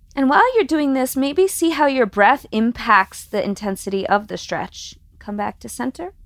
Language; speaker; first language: English; native; English